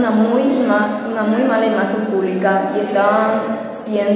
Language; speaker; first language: Spanish; native; Spanish